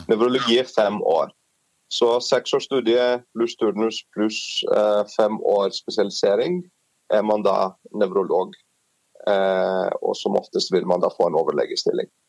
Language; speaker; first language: Norwegian; non-native, fluent; Greek